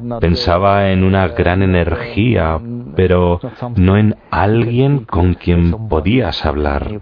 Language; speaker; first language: Spanish; non-native, fluent; German